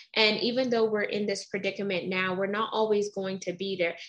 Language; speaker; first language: English; native; English